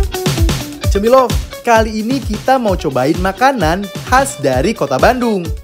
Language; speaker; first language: Indonesian; non-native, fluent; English